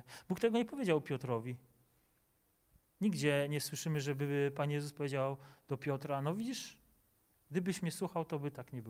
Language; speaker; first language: Polish; native; Polish